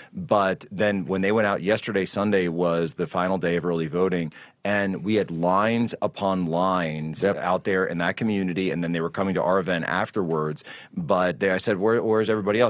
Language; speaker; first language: English; native; English